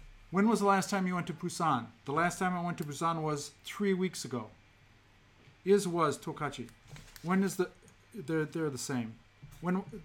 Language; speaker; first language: English; native; English